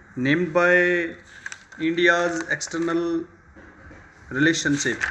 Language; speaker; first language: English; non-native, local second language; Hindi